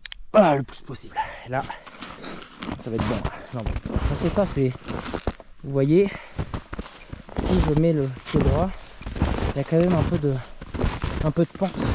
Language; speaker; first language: French; native; French